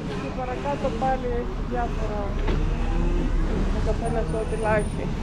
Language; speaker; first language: Greek; non-native, fluent; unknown